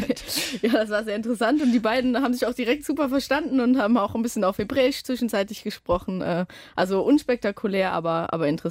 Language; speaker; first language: German; native; German